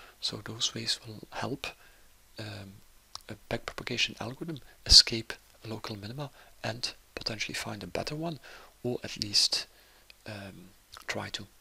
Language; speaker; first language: English; non-native, fluent; Dutch